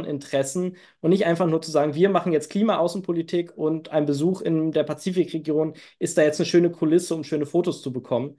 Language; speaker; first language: German; native; German